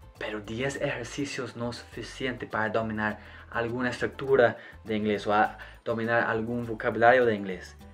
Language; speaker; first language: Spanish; non-native, fluent; English